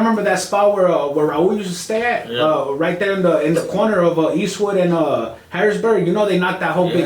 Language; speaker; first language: English; native; English